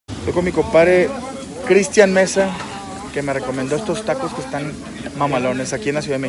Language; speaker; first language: Spanish; native; Spanish